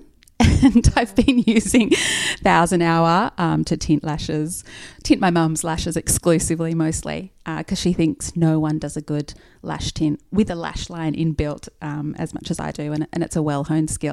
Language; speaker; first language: English; native; English